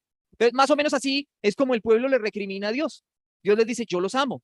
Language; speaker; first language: Spanish; native; Spanish